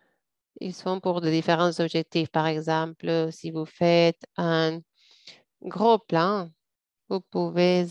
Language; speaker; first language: French; non-native, fluent; English